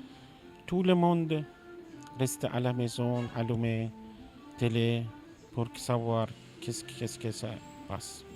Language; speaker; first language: French; non-native, learner; Persian